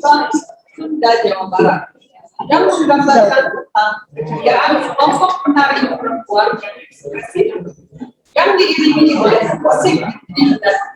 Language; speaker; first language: Indonesian; native; Indonesian